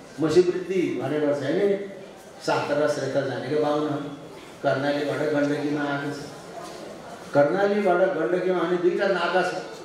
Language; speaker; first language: Nepali; native; Nepali